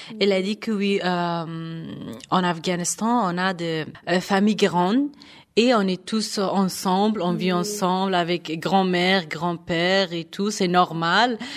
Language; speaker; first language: French; non-native, fluent; Persian